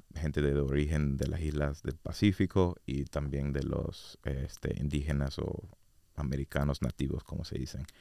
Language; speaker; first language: Spanish; non-native, fluent; English